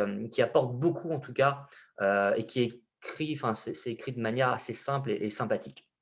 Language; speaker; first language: French; native; French